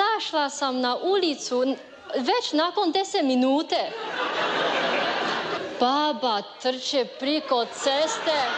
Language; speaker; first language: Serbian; non-native, learner; Chinese